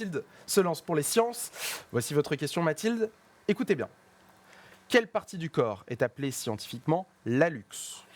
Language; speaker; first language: French; native; French